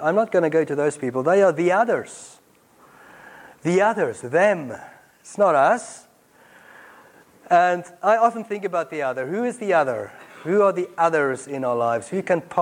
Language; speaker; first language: English; non-native, local second language; Afrikaans